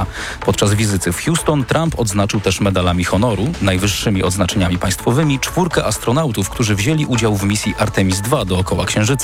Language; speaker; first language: Polish; native; Polish